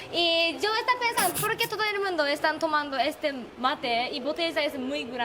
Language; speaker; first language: Spanish; non-native, learner; Japanese